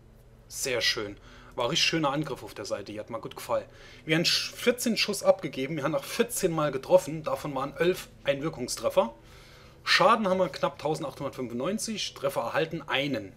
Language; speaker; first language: German; native; German